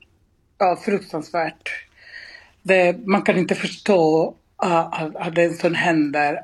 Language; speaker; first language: Swedish; non-native, fluent; Spanish